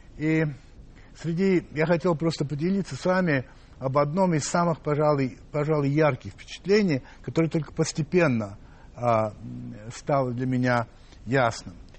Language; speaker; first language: Russian; non-native, fluent; English